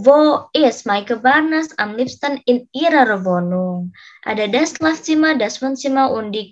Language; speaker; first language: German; non-native, learner; Indonesian